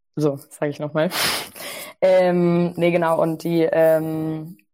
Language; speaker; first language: German; native; German